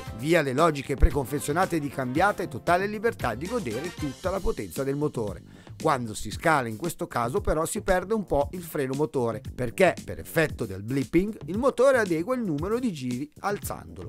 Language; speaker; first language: Italian; native; Italian